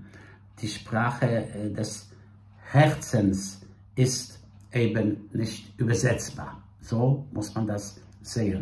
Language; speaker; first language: German; non-native, fluent; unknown